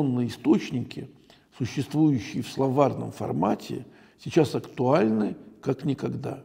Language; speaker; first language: Russian; native; Russian